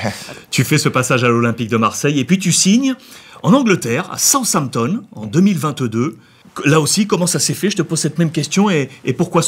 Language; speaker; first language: French; native; French